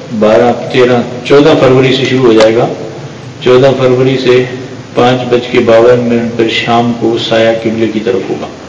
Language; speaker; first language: Urdu; non-native, local second language; Pashto